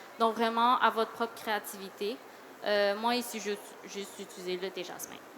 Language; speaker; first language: French; early bilingual, other home language; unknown